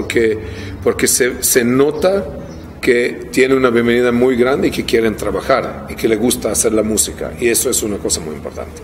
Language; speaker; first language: Spanish; non-native, fluent; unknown